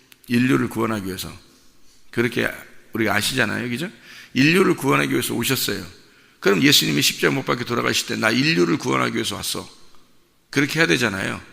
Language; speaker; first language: Korean; native; Korean